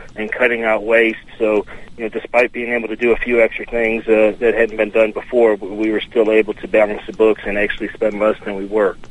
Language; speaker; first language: English; native; English